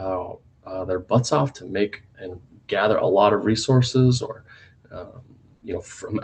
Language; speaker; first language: English; native; English